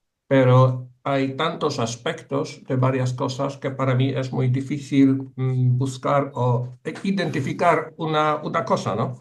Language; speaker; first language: Spanish; non-native, fluent; Polish